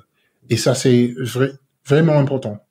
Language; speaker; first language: French; non-native, learner; English